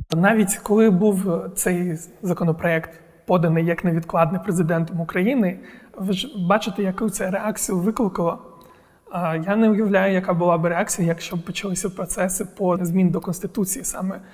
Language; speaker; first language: Ukrainian; non-native, local second language; Crimean Tatar